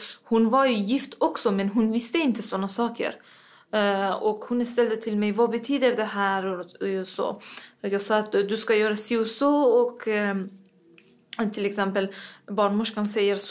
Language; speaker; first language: Swedish; non-native, fluent; Persian